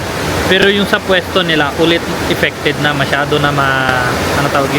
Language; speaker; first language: Filipino; non-native, learner; Punjabi